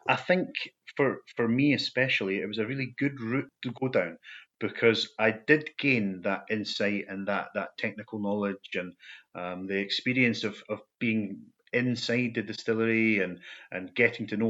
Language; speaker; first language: English; native; English